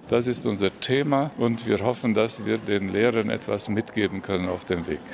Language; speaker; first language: German; native; German